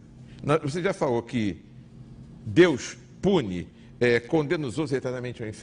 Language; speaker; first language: Portuguese; native; Portuguese